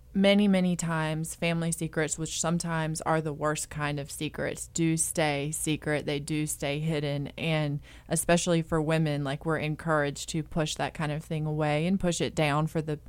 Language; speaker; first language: English; native; English